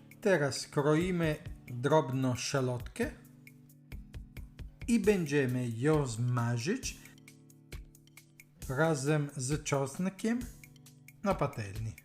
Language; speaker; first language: Polish; non-native, learner; Italian